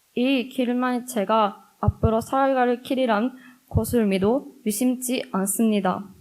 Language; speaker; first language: Korean; non-native, fluent; Japanese